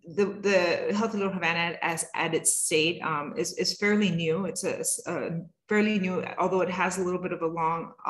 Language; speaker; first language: English; native; English